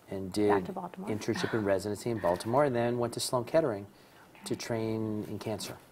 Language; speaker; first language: English; native; English